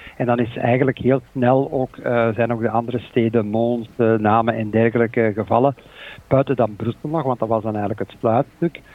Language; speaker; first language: Dutch; native; Dutch